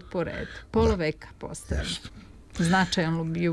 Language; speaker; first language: Serbian; native; Serbian